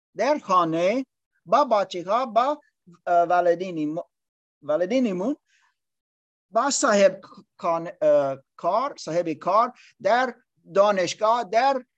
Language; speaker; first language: Persian; non-native, learner; English